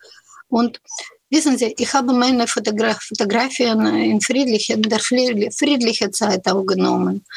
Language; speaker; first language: German; non-native, learner; Russian